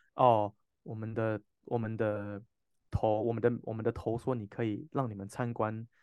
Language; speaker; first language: Chinese; non-native, fluent; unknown